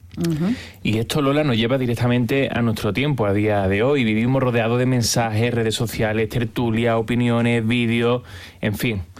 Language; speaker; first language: Spanish; native; Spanish